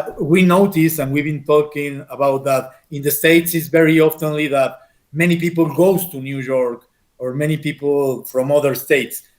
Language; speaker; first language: English; non-native, fluent; Spanish